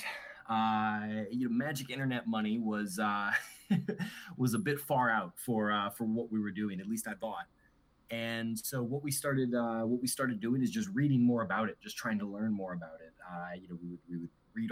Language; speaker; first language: English; native; English